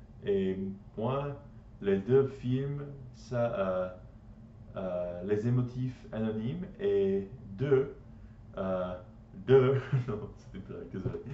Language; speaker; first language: French; non-native, learner; English